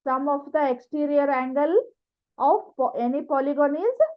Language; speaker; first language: English; non-native, local second language; Kannada